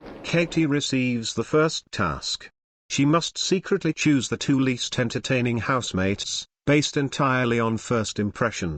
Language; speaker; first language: English; native; English